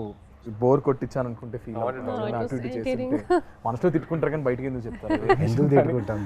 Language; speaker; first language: Telugu; native; Telugu